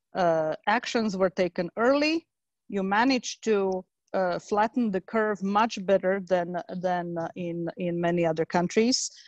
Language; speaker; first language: English; non-native, fluent; Slovak